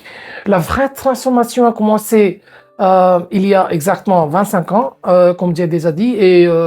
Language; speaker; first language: French; non-native, fluent; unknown